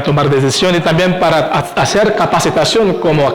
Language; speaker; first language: Spanish; non-native, fluent; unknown